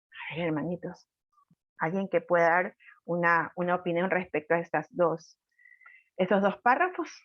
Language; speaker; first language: Spanish; native; Spanish